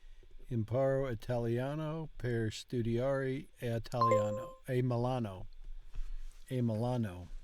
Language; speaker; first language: Italian; non-native, learner; English